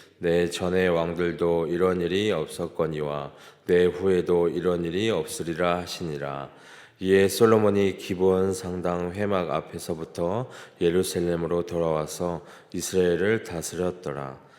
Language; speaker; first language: Korean; native; Korean